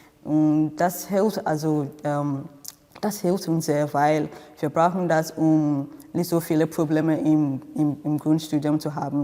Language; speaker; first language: German; non-native, fluent; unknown